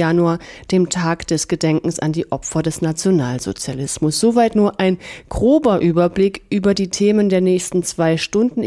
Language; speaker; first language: German; native; German